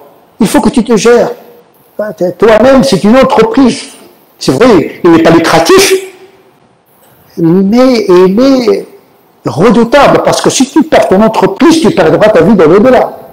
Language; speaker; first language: French; native; French